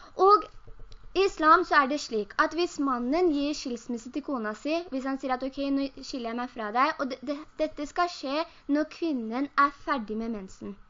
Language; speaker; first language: Norwegian; early bilingual, other home language; Urdu